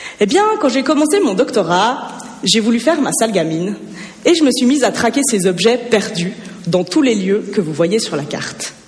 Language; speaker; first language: French; native; French